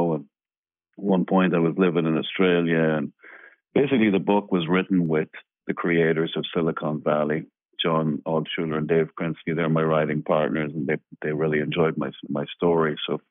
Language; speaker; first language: English; native; English